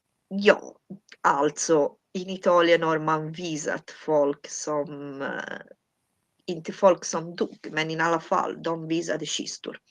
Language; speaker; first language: Swedish; non-native, fluent; Italian